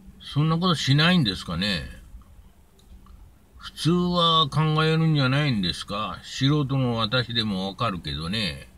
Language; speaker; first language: Japanese; native; Japanese